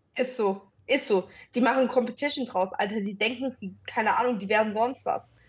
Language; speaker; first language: German; early bilingual, other home language; Italian